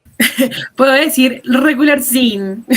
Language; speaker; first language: Spanish; native; Spanish